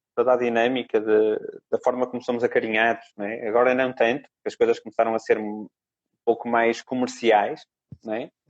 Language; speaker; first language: Portuguese; native; Portuguese